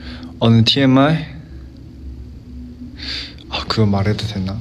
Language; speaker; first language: Korean; non-native, fluent; Chinese